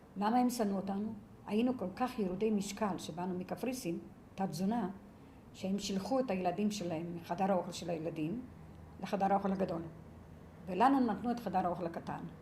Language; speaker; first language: Hebrew; early bilingual, other home language; Yiddish